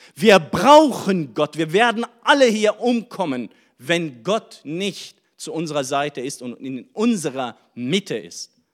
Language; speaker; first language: German; non-native, fluent; Arabic